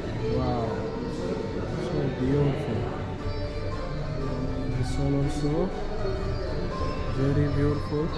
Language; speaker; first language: English; non-native, fluent; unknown